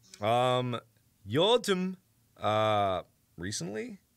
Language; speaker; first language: English; native; English